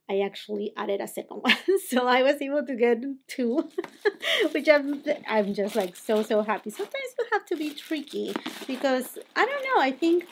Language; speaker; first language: English; non-native, fluent; Spanish